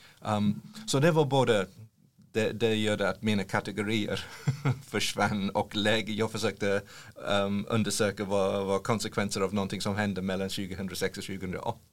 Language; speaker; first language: Swedish; non-native, fluent; English